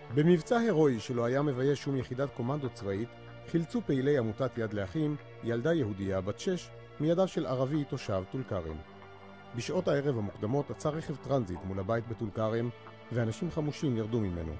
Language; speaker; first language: Hebrew; native; Hebrew